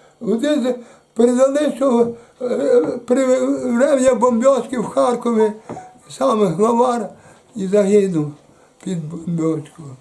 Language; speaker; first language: Ukrainian; native; Ukrainian